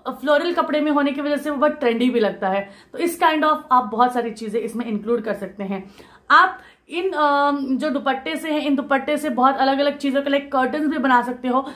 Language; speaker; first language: Hindi; non-native, local second language; Marathi